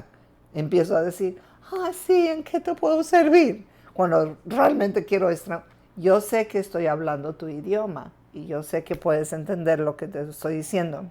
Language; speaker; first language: Spanish; non-native, fluent; English